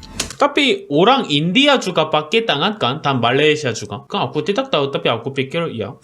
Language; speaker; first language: Indonesian; non-native, learner; Korean